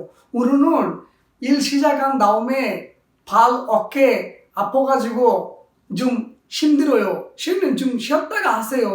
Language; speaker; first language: Korean; non-native, fluent; Bangla